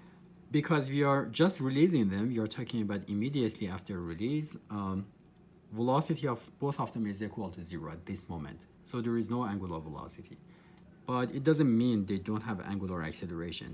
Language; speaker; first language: English; non-native, fluent; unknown